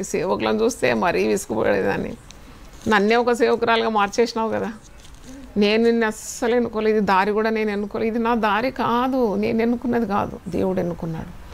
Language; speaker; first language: Telugu; non-native, fluent; Malayalam